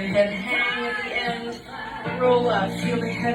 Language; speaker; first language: English; native; English